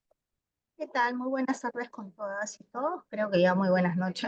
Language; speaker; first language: Spanish; native; Spanish